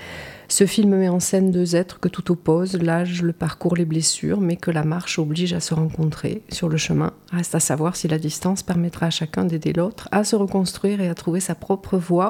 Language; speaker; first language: French; native; French